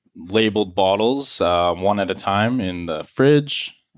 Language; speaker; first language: English; native; English